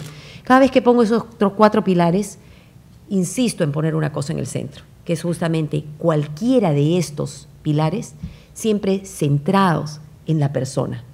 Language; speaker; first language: Spanish; native; Spanish